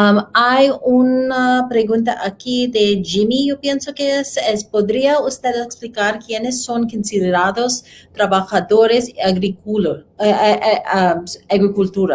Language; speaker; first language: Spanish; non-native, learner; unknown